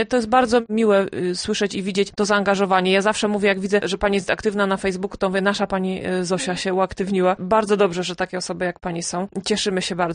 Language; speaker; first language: Polish; native; Polish